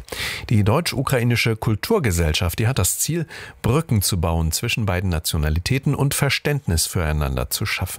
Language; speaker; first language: German; native; German